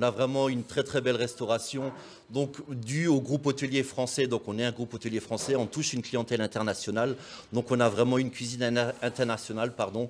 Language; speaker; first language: French; native; French